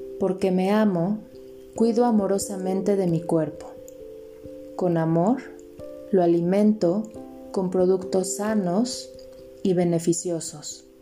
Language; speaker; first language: Spanish; native; Spanish